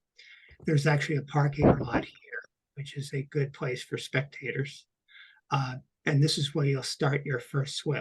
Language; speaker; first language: English; native; English